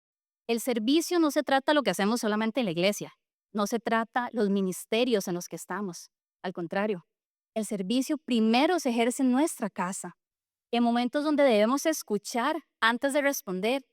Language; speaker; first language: Spanish; native; Spanish